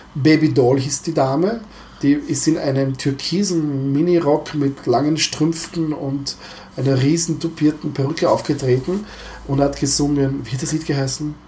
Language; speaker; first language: German; early bilingual, other home language; Croatian